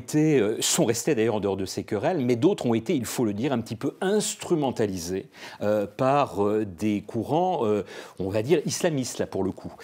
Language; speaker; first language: French; native; French